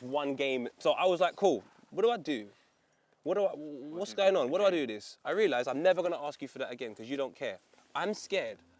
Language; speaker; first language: English; native; English